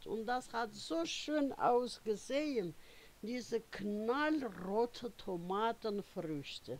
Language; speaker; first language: German; non-native, fluent; Russian